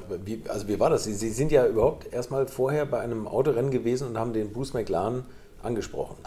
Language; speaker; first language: German; native; German